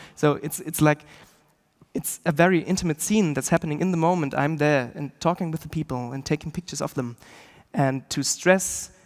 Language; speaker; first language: English; non-native, fluent; German